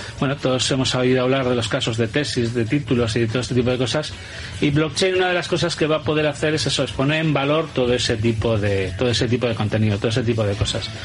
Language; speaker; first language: Spanish; native; Spanish